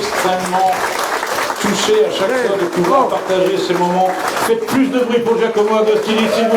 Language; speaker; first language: French; native; French